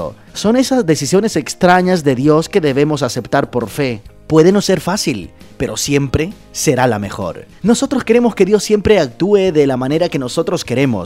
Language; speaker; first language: Spanish; native; Spanish